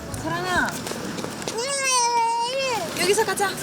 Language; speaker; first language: Korean; non-native, learner; Norwegian